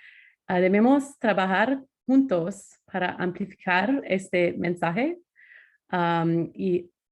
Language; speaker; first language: Spanish; non-native, learner; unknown